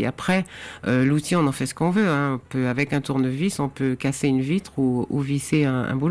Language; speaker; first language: French; native; French